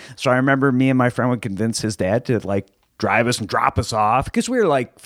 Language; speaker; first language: English; native; English